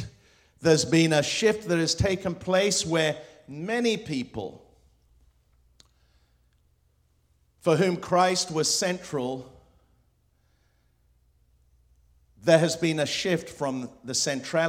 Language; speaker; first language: English; non-native, local second language; Spanish